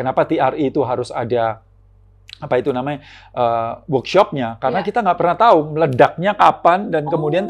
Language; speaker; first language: Indonesian; native; Indonesian